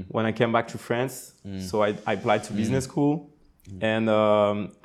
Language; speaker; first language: English; non-native, fluent; French